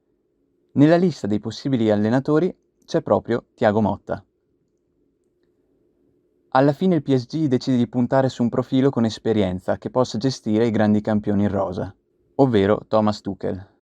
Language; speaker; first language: Italian; native; Italian